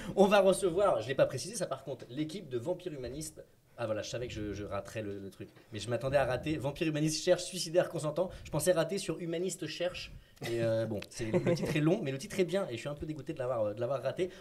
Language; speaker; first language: French; native; French